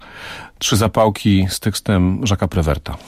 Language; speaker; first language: Polish; native; Polish